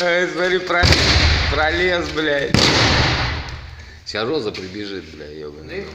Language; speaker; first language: Russian; native; Russian